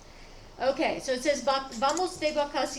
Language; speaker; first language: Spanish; non-native, fluent; English